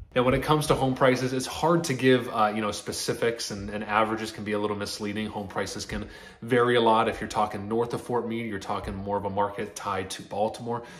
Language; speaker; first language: English; native; English